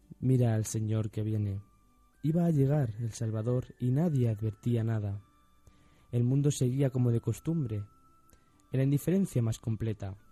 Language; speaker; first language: Spanish; native; Spanish